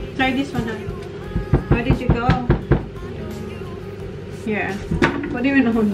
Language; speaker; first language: English; non-native, local second language; Bikol